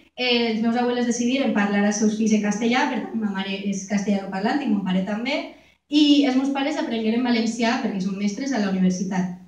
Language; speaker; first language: Catalan; non-native, local second language; Spanish